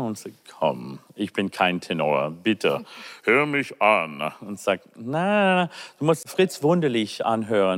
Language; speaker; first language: German; non-native, learner; English